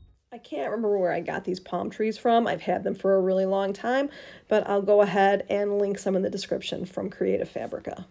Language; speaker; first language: English; native; English